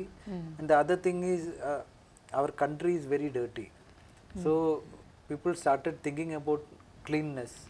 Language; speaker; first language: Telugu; non-native, local second language; Malayalam